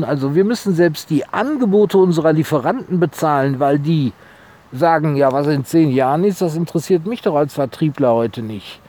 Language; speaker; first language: German; native; German